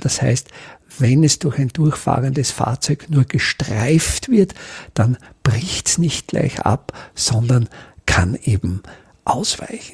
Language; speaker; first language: German; native; German